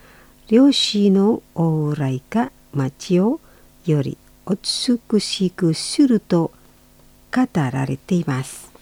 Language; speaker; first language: Japanese; non-native, fluent; Indonesian